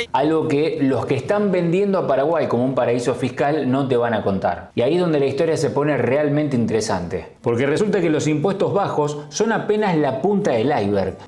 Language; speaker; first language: Spanish; native; Spanish